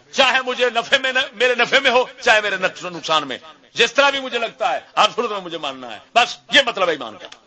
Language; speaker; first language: Urdu; non-native, local second language; Punjabi